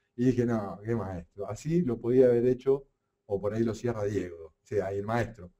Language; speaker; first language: Spanish; native; Spanish